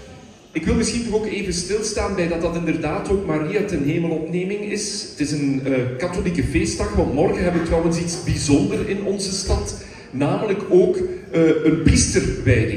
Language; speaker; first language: Dutch; native; Dutch